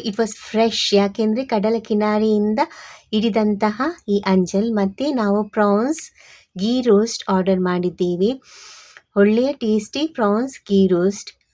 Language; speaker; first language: Kannada; non-native, local second language; Tulu